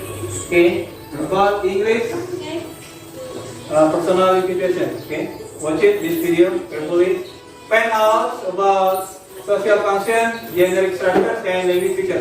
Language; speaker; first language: English; non-native, learner; Indonesian